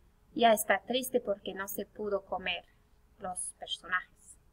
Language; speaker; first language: Spanish; non-native, fluent; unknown